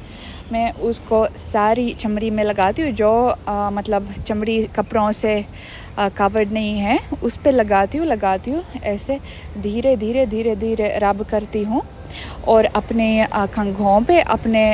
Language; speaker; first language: Hindi; non-native, fluent; Russian